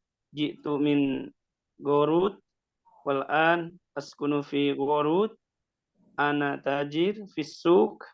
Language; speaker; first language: Arabic; non-native, learner; Indonesian